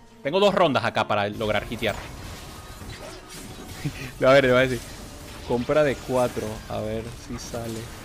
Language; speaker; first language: Spanish; native; Spanish